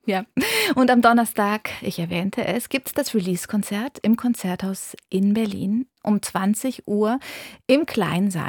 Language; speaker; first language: German; native; German